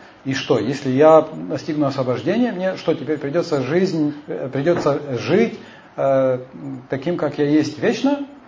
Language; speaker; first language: Russian; native; Russian